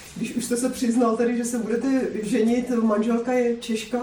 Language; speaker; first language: Czech; native; Czech